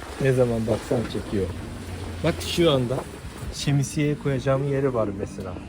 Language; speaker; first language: Turkish; early bilingual, heritage; Turkish